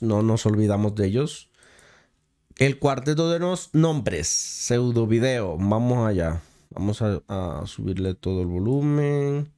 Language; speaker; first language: Spanish; native; Spanish